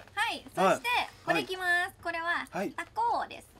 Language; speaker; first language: Japanese; non-native, learner; Thai